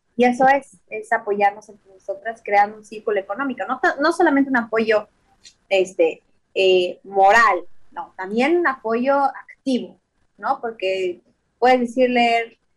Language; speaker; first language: Spanish; native; Spanish